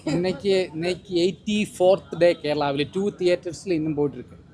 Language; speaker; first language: Tamil; non-native, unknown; Malayalam